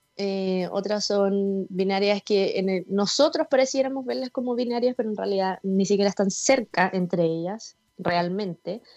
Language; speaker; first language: Spanish; native; Spanish